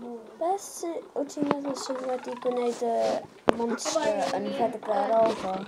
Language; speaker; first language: Welsh; native; Welsh